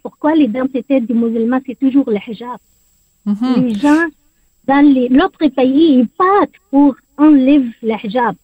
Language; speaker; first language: French; non-native, learner; Arabic